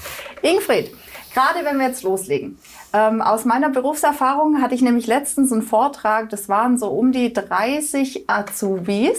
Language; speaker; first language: German; native; German